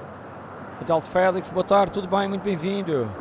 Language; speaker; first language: Portuguese; native; Portuguese